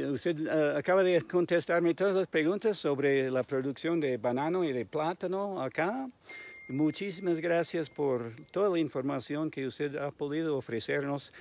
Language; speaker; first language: Spanish; non-native, fluent; English